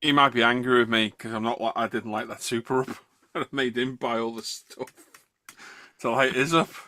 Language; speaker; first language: English; native; English